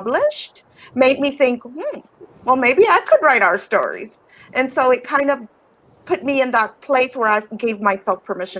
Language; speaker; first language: English; native; English